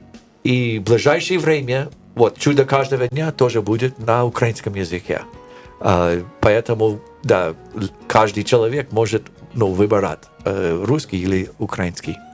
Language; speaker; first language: Russian; non-native, learner; English